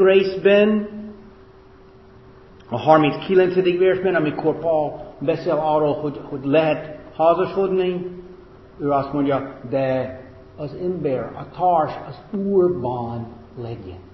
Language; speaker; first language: Hungarian; non-native, fluent; English